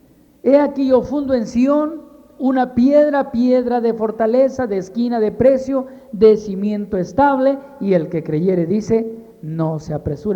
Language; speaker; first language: Spanish; native; Spanish